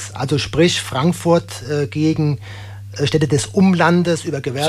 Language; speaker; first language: German; native; German